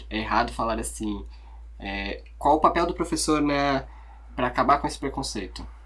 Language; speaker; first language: Portuguese; native; Portuguese